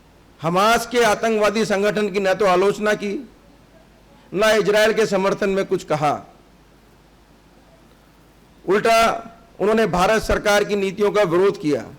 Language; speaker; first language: Hindi; native; Hindi